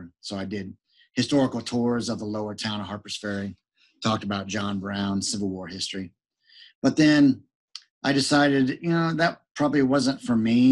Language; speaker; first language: English; native; English